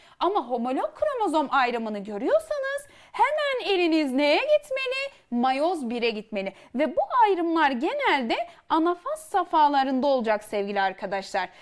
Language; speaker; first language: Turkish; native; Turkish